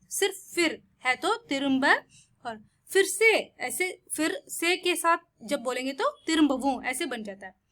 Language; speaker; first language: Hindi; non-native, local second language; Tamil